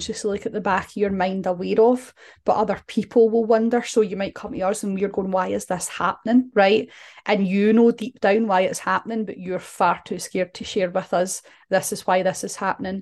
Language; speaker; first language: English; native; English